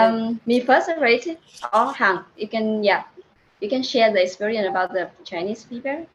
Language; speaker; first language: English; non-native, learner; Vietnamese